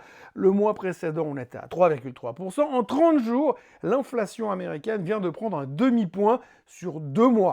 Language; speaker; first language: French; native; French